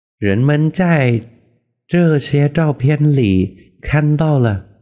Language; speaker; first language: Chinese; non-native, fluent; Vietnamese